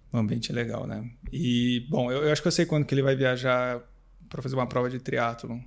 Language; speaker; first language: Portuguese; native; Portuguese